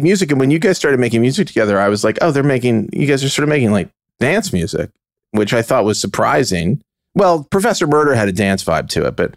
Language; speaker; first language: English; native; English